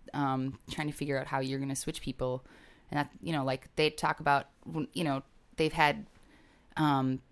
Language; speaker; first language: English; native; English